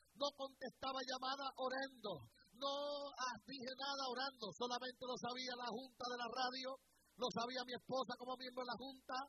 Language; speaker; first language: Spanish; native; Spanish